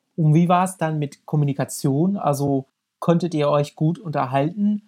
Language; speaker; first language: German; non-native, fluent; English